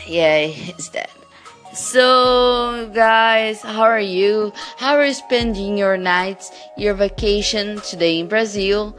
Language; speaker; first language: English; non-native, learner; Portuguese